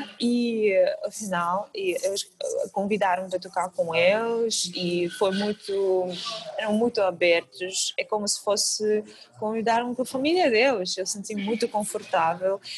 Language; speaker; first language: Portuguese; non-native, fluent; Russian